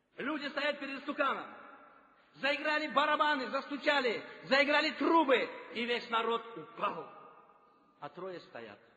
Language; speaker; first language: Russian; non-native, local second language; Tajik